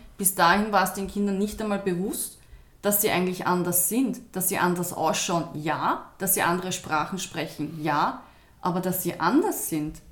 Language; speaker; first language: German; early bilingual, other home language; Turkish